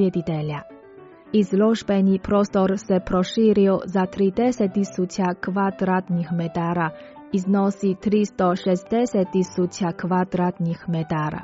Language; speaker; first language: Croatian; native; Croatian